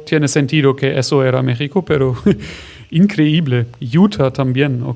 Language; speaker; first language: Spanish; non-native, fluent; German